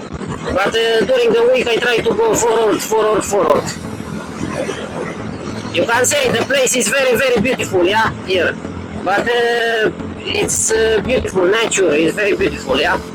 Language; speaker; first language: English; non-native, learner; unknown